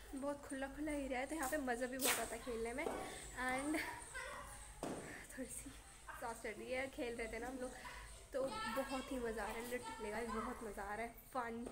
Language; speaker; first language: Hindi; native; Hindi